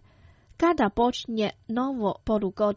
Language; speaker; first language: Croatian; non-native, fluent; Chinese